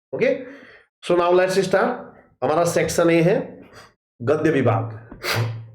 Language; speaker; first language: Hindi; non-native, local second language; Gujarati